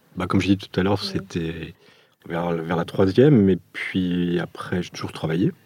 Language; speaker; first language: French; early bilingual, other home language; Portuguese